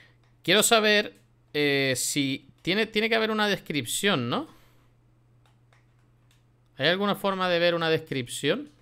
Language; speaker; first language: Spanish; native; Spanish